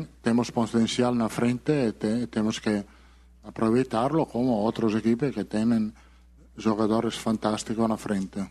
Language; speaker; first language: Portuguese; non-native, fluent; Spanish